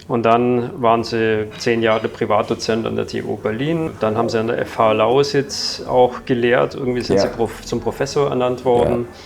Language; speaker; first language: German; native; German